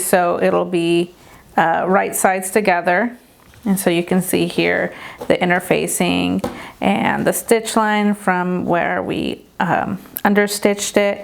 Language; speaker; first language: English; native; English